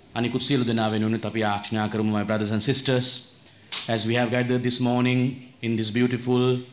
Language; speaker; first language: English; non-native, local second language; Sinhala